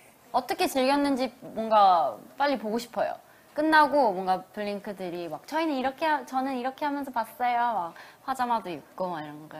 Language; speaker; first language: Korean; early bilingual, heritage; Korean